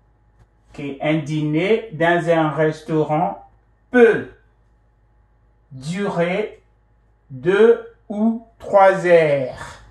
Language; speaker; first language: French; non-native, fluent; English